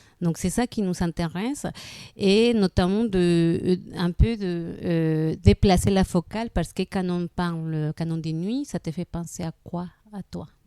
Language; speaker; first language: French; non-native, fluent; Spanish